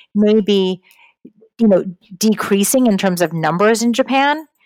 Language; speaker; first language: English; native; English